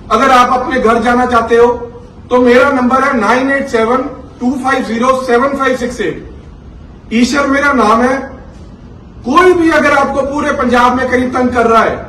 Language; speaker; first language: Hindi; non-native, local second language; Punjabi